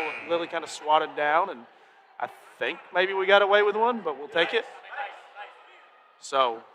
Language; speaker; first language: English; native; English